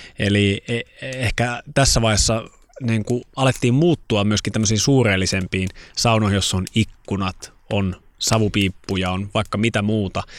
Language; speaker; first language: Finnish; native; Finnish